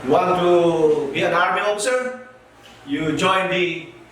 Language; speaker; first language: English; non-native, local second language; Filipino